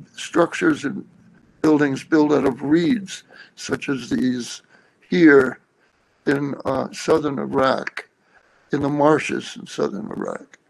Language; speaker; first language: English; native; English